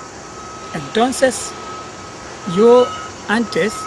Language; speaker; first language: Spanish; non-native, learner; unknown